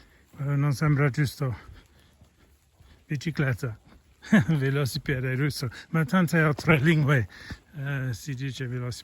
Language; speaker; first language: Italian; non-native, fluent; English